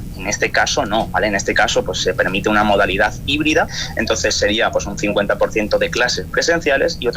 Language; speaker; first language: Spanish; native; Spanish